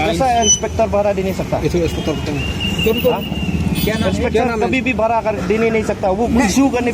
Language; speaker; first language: Hindi; non-native, local second language; Khasi